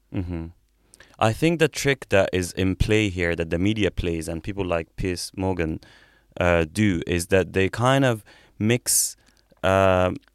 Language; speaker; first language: English; non-native, fluent; Arabic